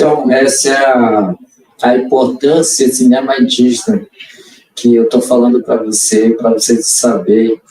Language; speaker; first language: Portuguese; non-native, local second language; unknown